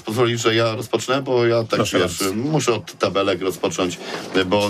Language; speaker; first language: Polish; native; Polish